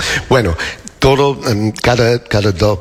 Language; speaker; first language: Spanish; non-native, learner; English